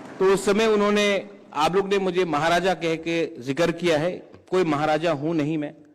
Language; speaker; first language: Hindi; non-native, local second language; Kok Borok